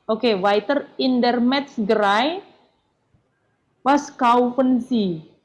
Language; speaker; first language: German; non-native, fluent; Indonesian